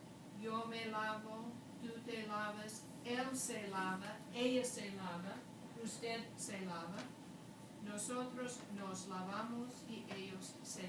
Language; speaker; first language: Spanish; non-native, fluent; English